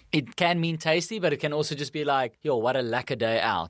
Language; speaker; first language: English; non-native, local second language; Afrikaans